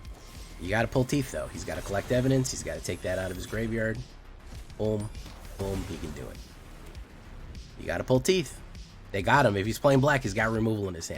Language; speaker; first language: English; native; English